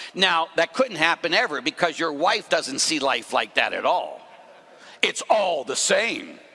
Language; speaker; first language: English; native; English